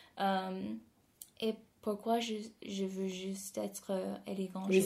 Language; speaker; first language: French; non-native, fluent; English